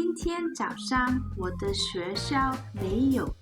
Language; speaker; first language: Chinese; non-native, learner; English